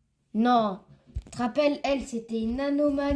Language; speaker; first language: French; native; French